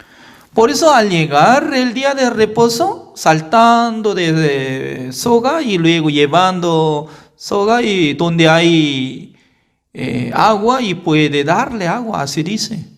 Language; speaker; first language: Spanish; non-native, fluent; Korean